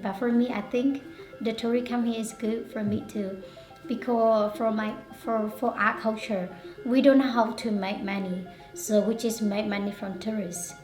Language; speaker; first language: English; non-native, learner; Hmong